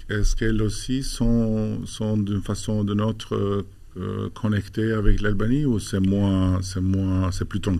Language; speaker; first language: French; non-native, fluent; Albanian